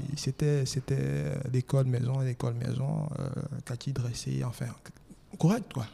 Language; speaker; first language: French; non-native, local second language; Baoulé